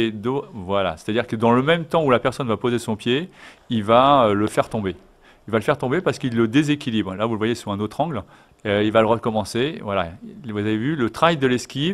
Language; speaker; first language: French; native; French